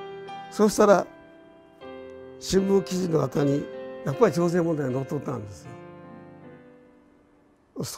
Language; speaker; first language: Japanese; native; Japanese